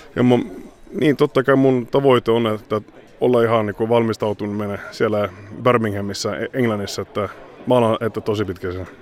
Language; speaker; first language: Finnish; early bilingual, heritage; Swedish